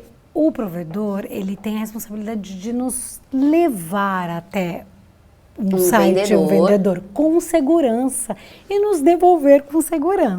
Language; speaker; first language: Portuguese; native; Portuguese